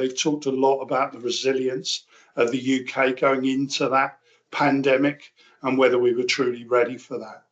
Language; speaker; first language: English; native; English